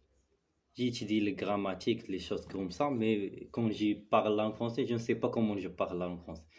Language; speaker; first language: French; non-native, learner; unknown